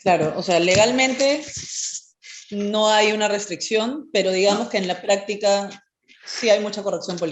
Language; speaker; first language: Spanish; native; Spanish